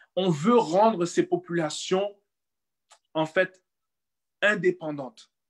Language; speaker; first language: French; native; French